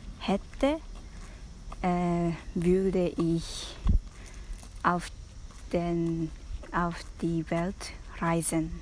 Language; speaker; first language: German; non-native, learner; Japanese